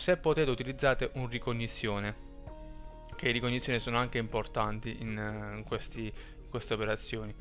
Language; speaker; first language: Italian; native; Italian